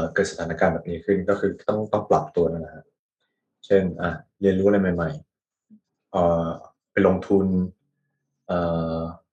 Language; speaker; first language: Thai; native; Thai